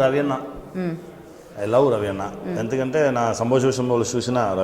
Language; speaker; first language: Telugu; non-native, local second language; Tamil